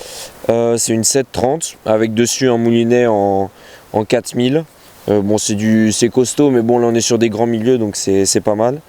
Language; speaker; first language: French; native; French